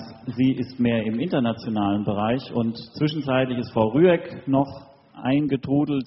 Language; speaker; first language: German; native; German